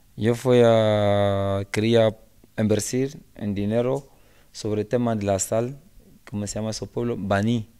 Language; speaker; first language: Spanish; non-native, learner; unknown